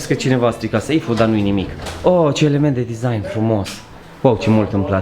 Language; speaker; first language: Romanian; native; Romanian